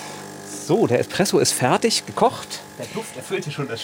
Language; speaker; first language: German; native; German